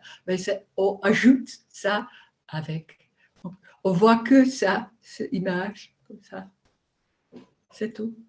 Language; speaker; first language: French; non-native, learner; Dutch